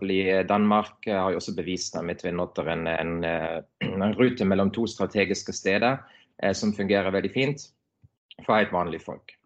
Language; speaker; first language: Norwegian; non-native, fluent; German